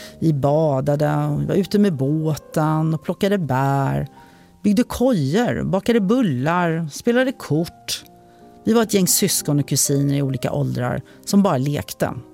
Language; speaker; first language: Swedish; early bilingual, other home language; French